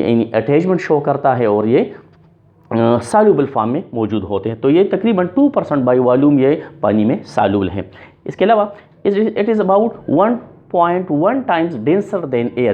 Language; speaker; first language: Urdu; non-native, local second language; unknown